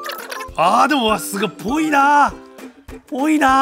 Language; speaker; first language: Japanese; native; Japanese